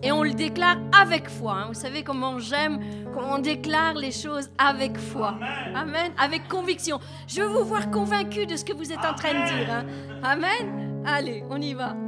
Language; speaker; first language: French; native; French